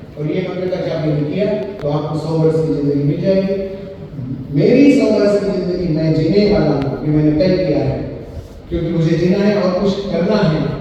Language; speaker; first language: Hindi; non-native, local second language; Marathi